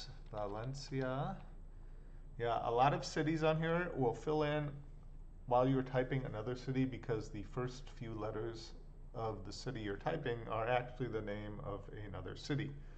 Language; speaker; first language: English; native; English